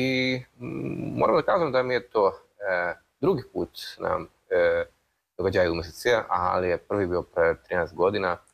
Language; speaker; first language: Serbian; non-native, fluent; Polish